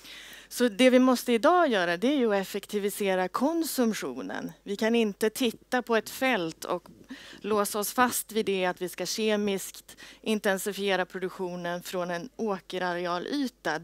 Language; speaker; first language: Swedish; native; Swedish